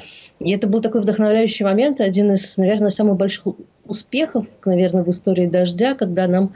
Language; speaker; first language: Russian; native; Russian